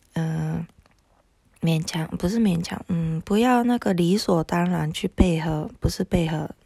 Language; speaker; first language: Chinese; non-native, fluent; Japanese